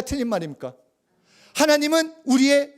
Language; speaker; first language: Korean; native; Korean